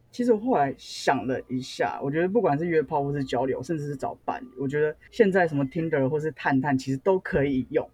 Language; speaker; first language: Chinese; native; Chinese